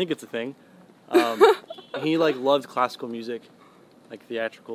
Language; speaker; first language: English; early bilingual, other home language; Persian